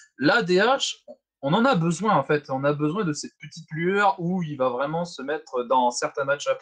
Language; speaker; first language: French; native; French